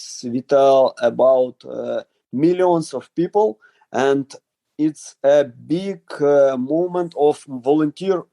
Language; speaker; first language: English; non-native, learner; Ukrainian